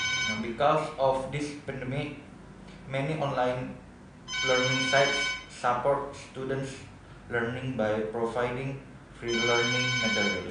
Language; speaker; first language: English; non-native, learner; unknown